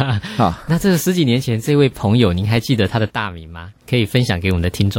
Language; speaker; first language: Chinese; native; Chinese